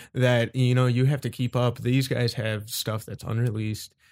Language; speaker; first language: English; native; English